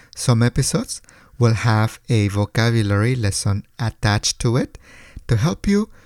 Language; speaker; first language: English; non-native, fluent; Spanish